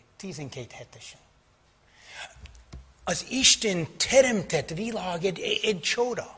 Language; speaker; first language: Hungarian; non-native, fluent; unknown